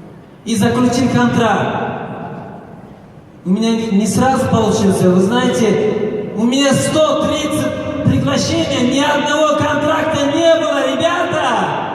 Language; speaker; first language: Russian; non-native, local second language; Tajik